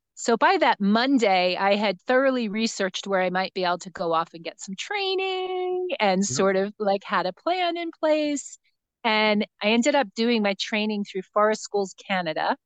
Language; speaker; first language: English; native; English